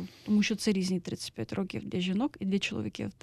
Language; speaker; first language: Ukrainian; native; Ukrainian